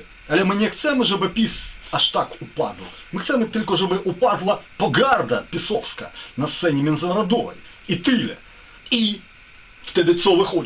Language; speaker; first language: Polish; non-native, learner; Ukrainian